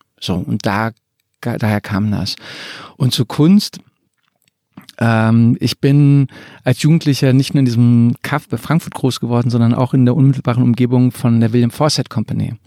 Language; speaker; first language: German; early bilingual, other home language; Croatian